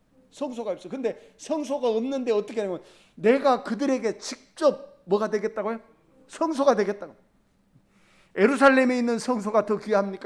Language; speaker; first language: Korean; native; Korean